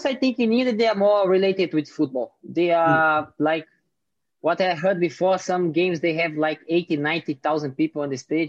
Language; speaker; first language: English; non-native, fluent; Portuguese